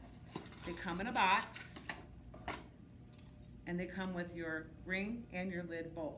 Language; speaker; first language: English; native; English